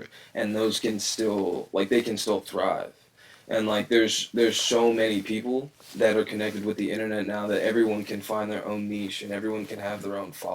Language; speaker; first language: English; native; English